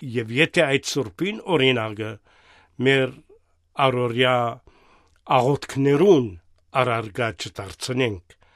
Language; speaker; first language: Armenian; native; Armenian